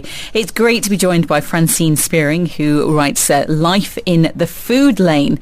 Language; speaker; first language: English; native; English